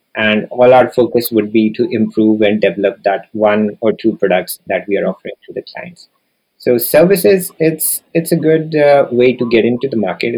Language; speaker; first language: English; non-native, local second language; Hindi